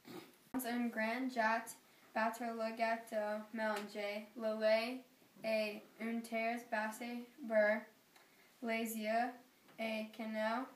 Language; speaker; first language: French; non-native, learner; English